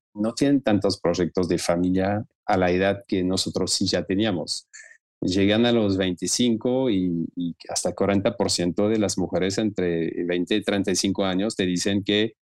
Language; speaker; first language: Spanish; non-native, fluent; French